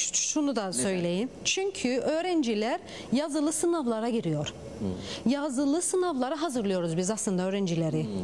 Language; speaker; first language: Turkish; early bilingual, heritage; Turkish